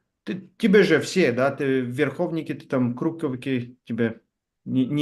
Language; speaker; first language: Russian; non-native, learner; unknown